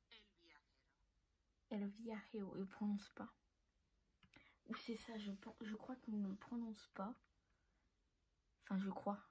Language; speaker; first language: French; native; French